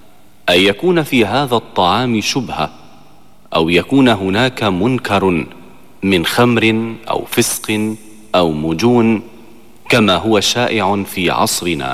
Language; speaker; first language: Arabic; native; Arabic